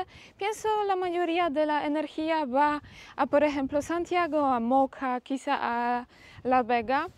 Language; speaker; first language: Spanish; non-native, fluent; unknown